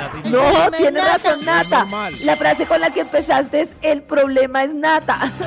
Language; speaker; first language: Spanish; native; Spanish